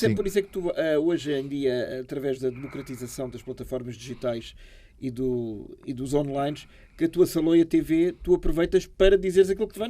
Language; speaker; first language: Portuguese; native; Portuguese